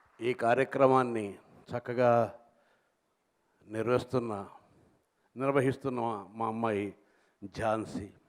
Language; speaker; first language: Telugu; native; Telugu